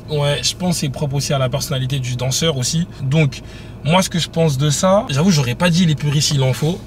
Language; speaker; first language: French; native; French